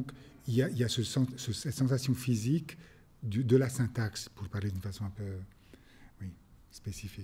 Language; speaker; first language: French; native; French